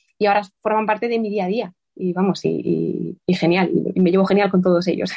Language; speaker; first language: Spanish; native; Spanish